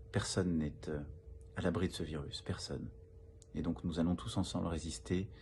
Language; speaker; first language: French; native; French